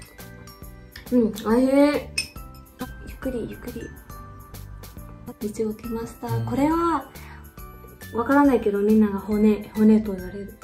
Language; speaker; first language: Japanese; non-native, learner; Vietnamese